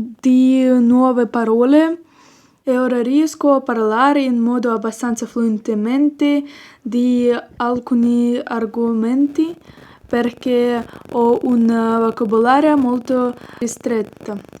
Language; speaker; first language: Italian; non-native, learner; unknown